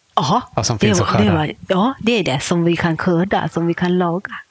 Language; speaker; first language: Swedish; non-native, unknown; Thai